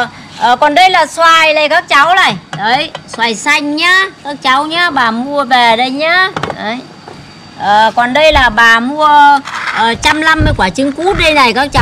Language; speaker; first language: Vietnamese; native; Vietnamese